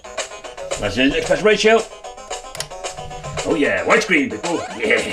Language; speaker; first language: English; non-native, fluent; Dutch